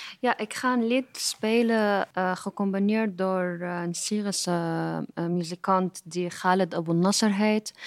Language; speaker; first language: Dutch; non-native, fluent; Arabic